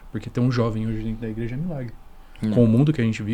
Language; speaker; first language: Portuguese; native; Portuguese